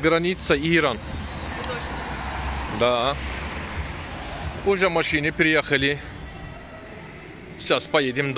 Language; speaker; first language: Russian; non-native, learner; Turkish